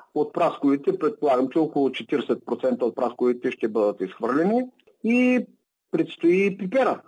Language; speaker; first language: Bulgarian; native; Bulgarian